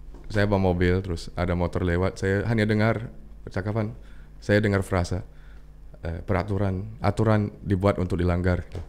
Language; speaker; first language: Indonesian; non-native, fluent; English